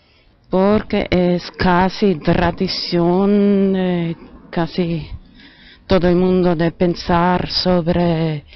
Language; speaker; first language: Spanish; non-native, fluent; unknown